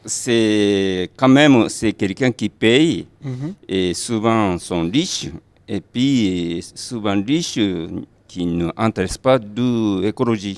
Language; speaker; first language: French; non-native, fluent; Japanese